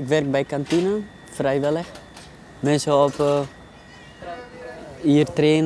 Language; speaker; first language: Dutch; non-native, learner; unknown